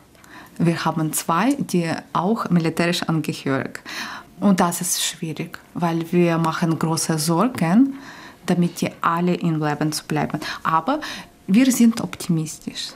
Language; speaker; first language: German; non-native, local second language; Ukrainian